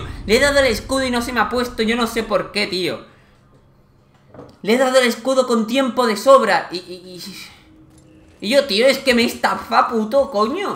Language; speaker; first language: Spanish; native; Spanish